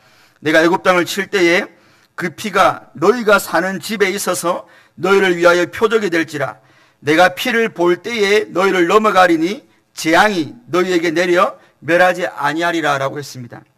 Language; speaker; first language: Korean; native; Korean